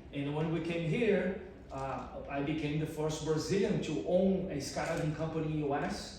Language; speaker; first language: English; non-native, fluent; Portuguese